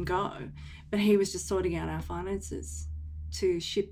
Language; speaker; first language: English; native; English